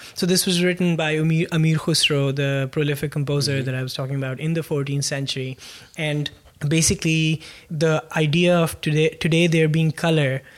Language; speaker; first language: English; non-native, local second language; Punjabi